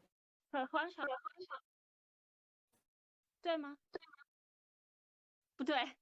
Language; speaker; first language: Chinese; non-native, learner; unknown